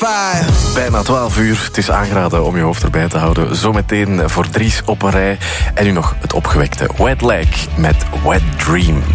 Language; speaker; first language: Dutch; native; Dutch